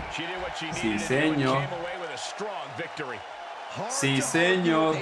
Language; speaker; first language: Spanish; native; Spanish